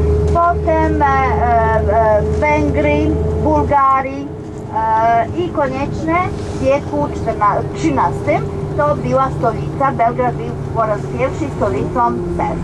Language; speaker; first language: Polish; non-native, learner; Serbian